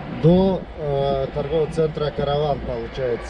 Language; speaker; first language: Russian; non-native, local second language; Kyrgyz